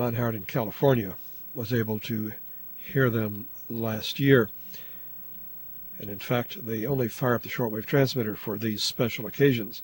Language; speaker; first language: English; native; English